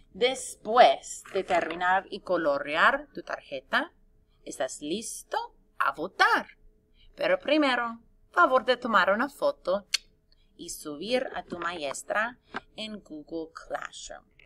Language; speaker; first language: Spanish; non-native, fluent; English